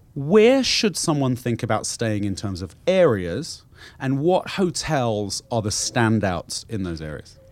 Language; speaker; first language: English; native; English